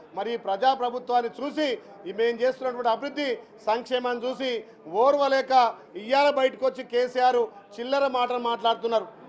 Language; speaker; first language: Telugu; native; Telugu